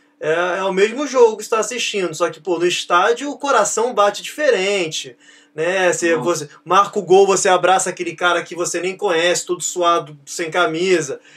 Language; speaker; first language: Portuguese; native; Portuguese